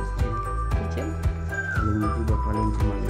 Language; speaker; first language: Indonesian; native; Indonesian